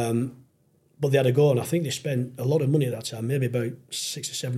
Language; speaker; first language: English; native; English